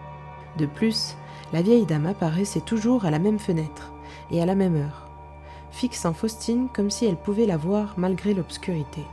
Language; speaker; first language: French; native; French